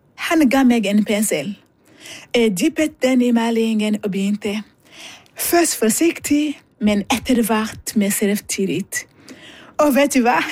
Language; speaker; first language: Norwegian; non-native, fluent; Rundi